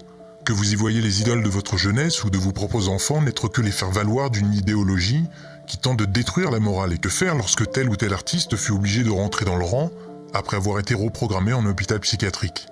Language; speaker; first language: French; native; French